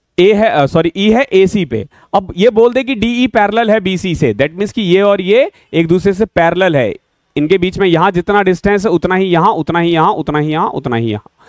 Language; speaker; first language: Hindi; native; Hindi